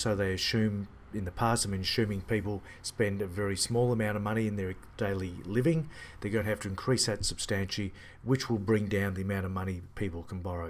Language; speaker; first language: English; native; English